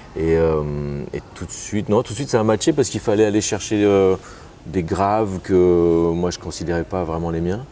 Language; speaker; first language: French; native; French